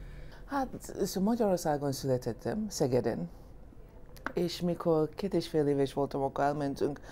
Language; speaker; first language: Hungarian; early bilingual, heritage; English